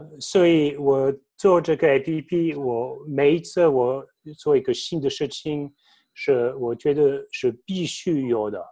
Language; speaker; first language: Chinese; non-native, fluent; French